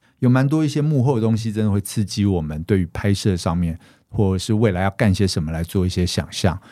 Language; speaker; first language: Chinese; native; Chinese